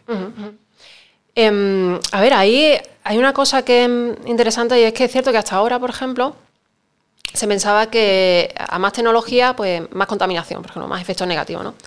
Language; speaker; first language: Spanish; native; Spanish